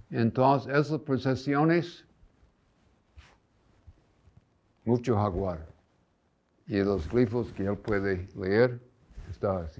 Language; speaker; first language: Spanish; non-native, fluent; English